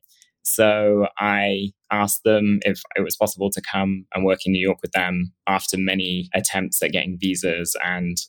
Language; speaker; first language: English; native; English